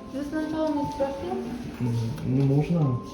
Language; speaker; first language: Russian; non-native, learner; Korean